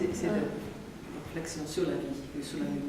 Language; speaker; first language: French; non-native, learner; English